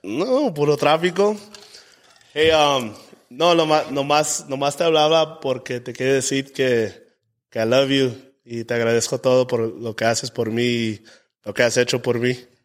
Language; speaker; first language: Spanish; early bilingual, heritage; Spanish